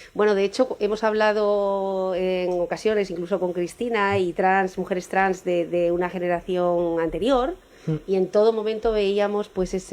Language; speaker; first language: Spanish; native; Spanish